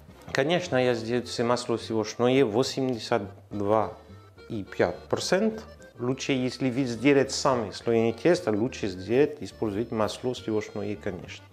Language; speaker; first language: Russian; non-native, learner; French